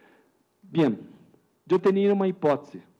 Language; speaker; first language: Spanish; non-native, learner; Portuguese